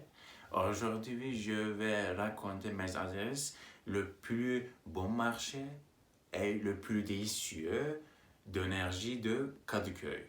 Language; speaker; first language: French; non-native, learner; Turkish